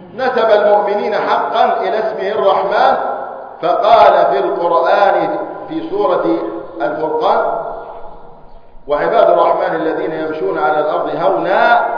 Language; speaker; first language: Arabic; native; Arabic